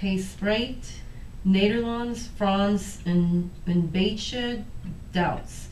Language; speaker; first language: Dutch; non-native, learner; English